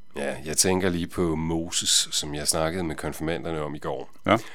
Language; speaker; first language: Danish; native; Danish